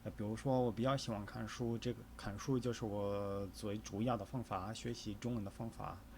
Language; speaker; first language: Chinese; non-native, fluent; English